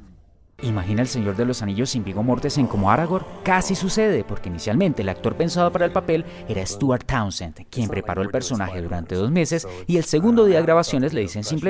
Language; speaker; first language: Spanish; native; Spanish